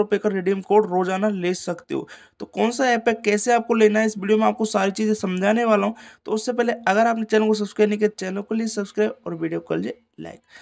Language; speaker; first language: Hindi; native; Hindi